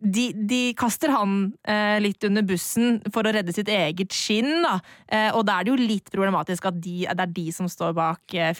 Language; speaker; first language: Norwegian; native; Norwegian